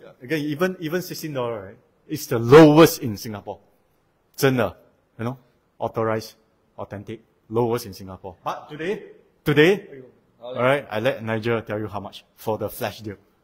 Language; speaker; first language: English; non-native, local second language; Chinese